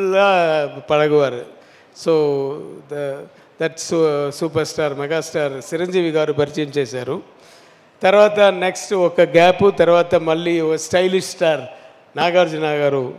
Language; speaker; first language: Telugu; non-native, learner; Tamil